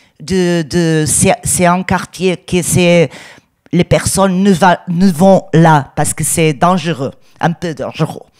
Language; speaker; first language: French; non-native, learner; Portuguese